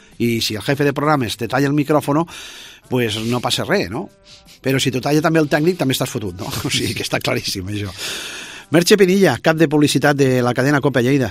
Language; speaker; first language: Catalan; native; Catalan